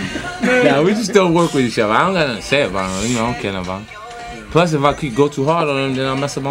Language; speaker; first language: English; native; English